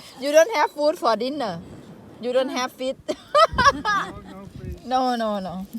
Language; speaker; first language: English; non-native, learner; Thai